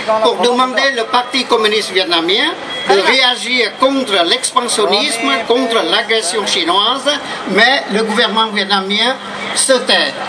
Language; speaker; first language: French; non-native, fluent; Vietnamese